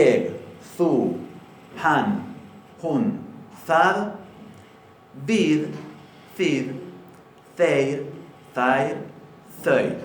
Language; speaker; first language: Icelandic; non-native, learner; Spanish